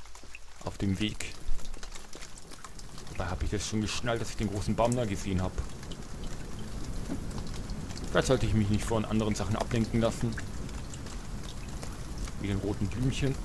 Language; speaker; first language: German; native; German